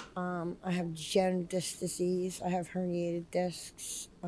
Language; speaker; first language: English; native; English